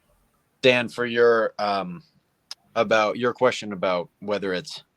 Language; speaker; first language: English; native; English